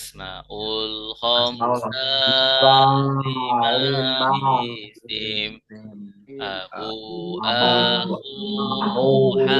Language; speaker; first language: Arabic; non-native, fluent; Indonesian